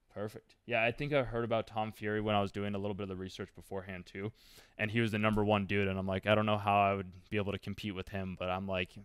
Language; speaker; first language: English; native; English